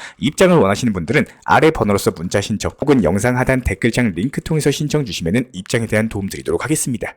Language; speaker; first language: Korean; native; Korean